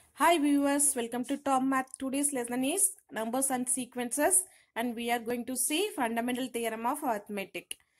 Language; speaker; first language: English; non-native, local second language; Tamil